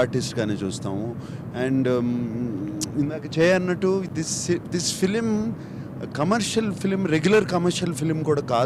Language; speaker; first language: Telugu; native; Telugu